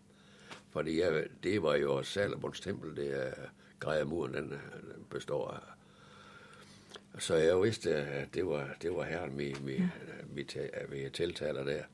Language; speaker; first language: Danish; native; Danish